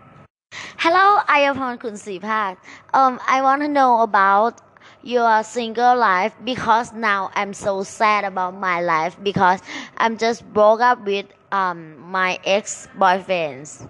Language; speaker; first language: English; non-native, learner; Thai